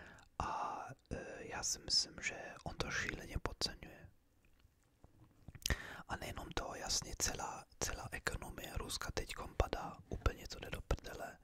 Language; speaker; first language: Czech; early bilingual, heritage; English